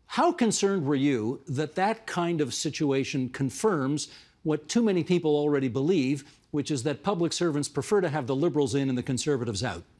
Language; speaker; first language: English; native; English